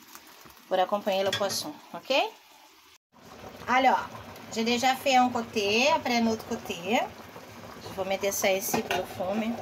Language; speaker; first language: French; non-native, learner; Portuguese